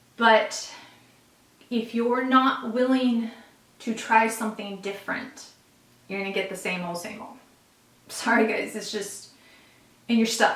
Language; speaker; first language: English; native; English